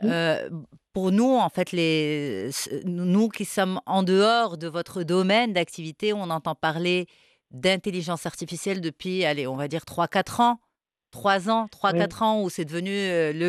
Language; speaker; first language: French; non-native, local second language; Arabic